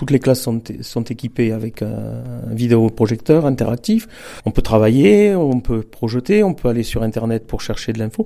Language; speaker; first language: French; native; French